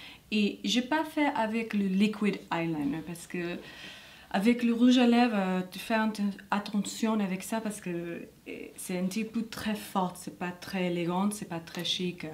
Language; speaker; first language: French; non-native, learner; English